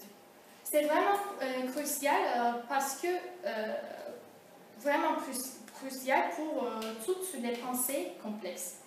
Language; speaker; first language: French; non-native, fluent; Turkish